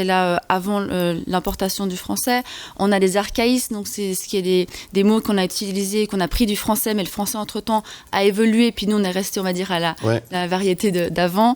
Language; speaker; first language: French; native; French